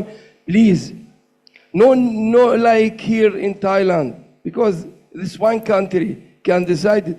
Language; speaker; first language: English; non-native, learner; Arabic